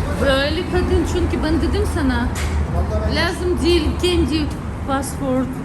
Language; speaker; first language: Turkish; non-native, learner; Russian